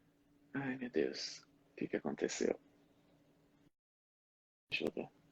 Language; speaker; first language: Portuguese; native; Portuguese